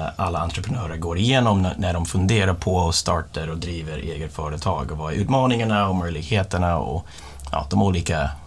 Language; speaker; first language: Swedish; non-native, fluent; English